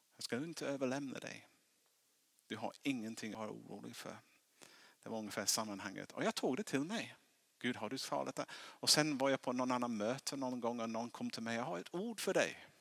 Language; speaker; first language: Swedish; non-native, fluent; English